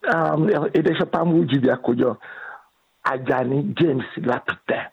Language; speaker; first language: Hungarian; non-native, learner; Yoruba